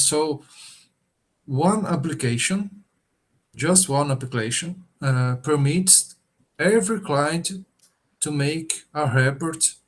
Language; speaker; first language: English; non-native, learner; Portuguese